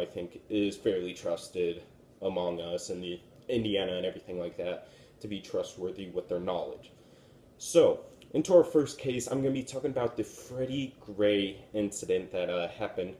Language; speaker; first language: English; native; English